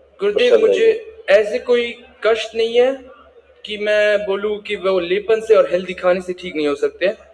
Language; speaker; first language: Hindi; early bilingual, heritage; Hindi